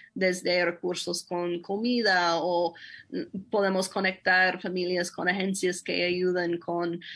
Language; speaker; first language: Spanish; non-native, fluent; English